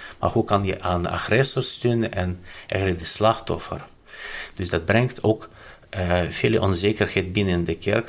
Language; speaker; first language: Dutch; non-native, fluent; Ukrainian